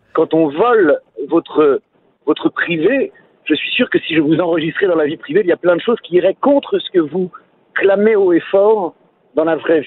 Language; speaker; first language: French; native; French